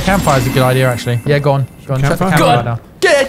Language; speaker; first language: English; native; English